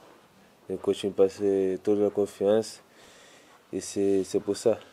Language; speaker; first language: French; non-native, learner; Portuguese